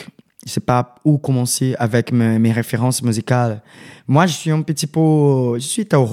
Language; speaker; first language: French; non-native, fluent; Portuguese